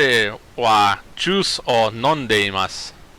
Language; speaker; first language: Japanese; non-native, learner; English